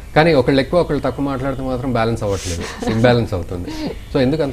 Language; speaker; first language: Telugu; native; Telugu